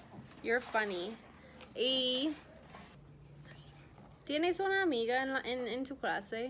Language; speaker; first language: Spanish; non-native, learner; English